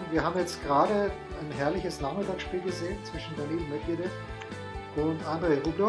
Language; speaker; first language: German; native; German